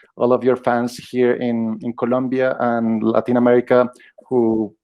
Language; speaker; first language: English; non-native, fluent; Spanish